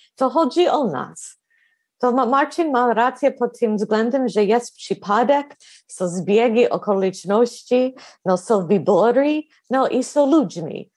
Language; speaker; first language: Polish; non-native, fluent; English